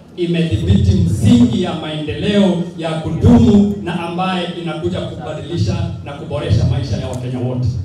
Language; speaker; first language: Swahili; native; Swahili